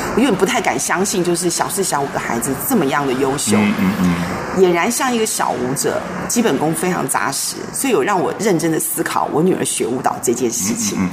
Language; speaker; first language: Chinese; native; Chinese